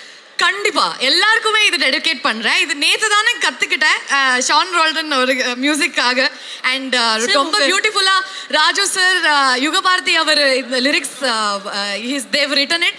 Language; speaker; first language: Tamil; non-native, learner; Kannada